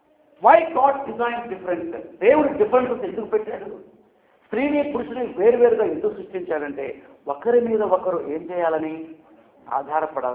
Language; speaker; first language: Telugu; native; Telugu